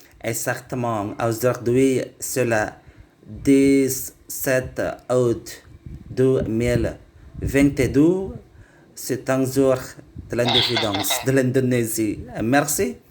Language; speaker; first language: French; non-native, learner; Indonesian